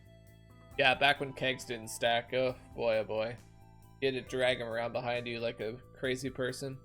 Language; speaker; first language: English; native; English